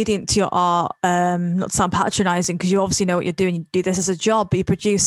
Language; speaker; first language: English; native; English